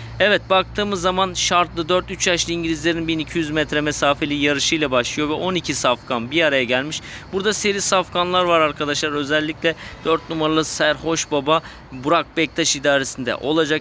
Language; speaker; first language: Turkish; native; Turkish